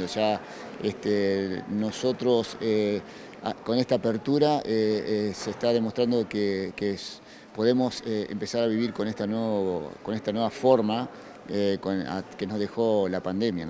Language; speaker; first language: Spanish; native; Spanish